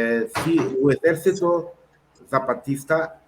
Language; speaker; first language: Spanish; non-native, local second language; Portuguese